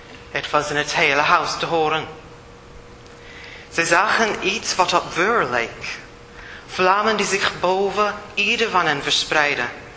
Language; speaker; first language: Dutch; non-native, fluent; English